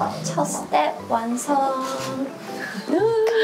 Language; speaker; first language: Korean; non-native, fluent; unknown